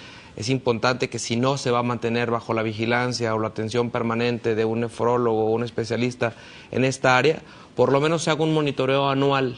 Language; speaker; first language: Spanish; native; Spanish